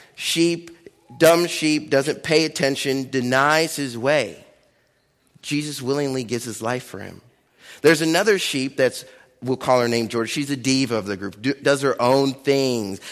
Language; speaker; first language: English; early bilingual, other home language; Akan